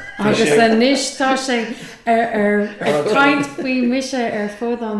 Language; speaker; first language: Irish; non-native, learner; English